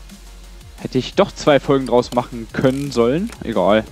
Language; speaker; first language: German; native; German